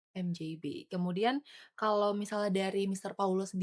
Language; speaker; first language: Indonesian; native; Indonesian